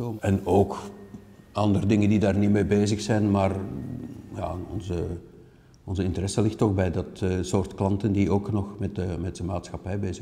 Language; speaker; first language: Dutch; native; Dutch